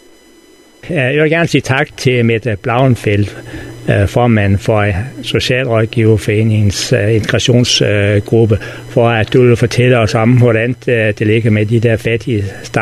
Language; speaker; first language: Danish; native; Danish